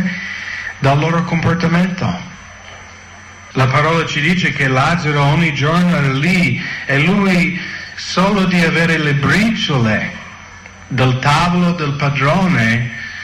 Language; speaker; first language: Italian; non-native, fluent; English